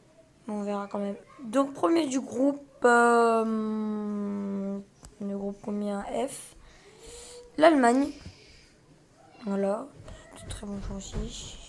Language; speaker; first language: French; early bilingual, other home language; Portuguese